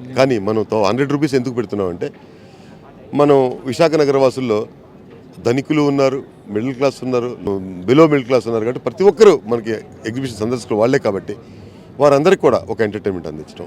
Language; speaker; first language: Telugu; native; Telugu